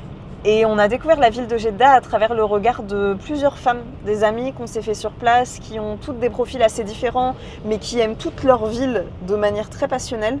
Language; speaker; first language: French; native; French